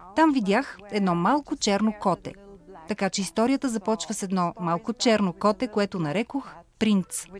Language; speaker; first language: Bulgarian; early bilingual, heritage; Bulgarian